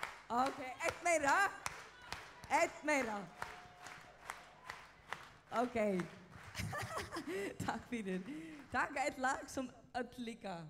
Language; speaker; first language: Icelandic; non-native, learner; Faroese